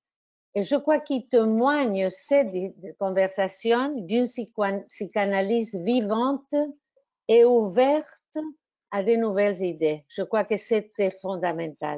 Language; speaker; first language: French; non-native, fluent; Spanish